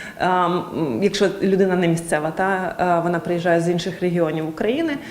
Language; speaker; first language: Ukrainian; native; Ukrainian